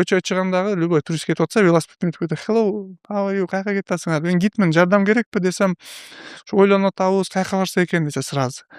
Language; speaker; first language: Kyrgyz; non-native, local second language; Uzbek